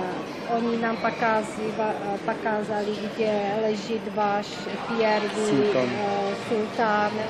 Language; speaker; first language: Russian; non-native, learner; Czech